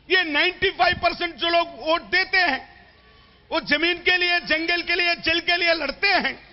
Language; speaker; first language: Hindi; non-native, local second language; Telugu